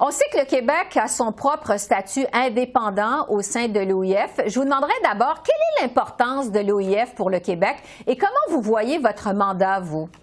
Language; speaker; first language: French; native; French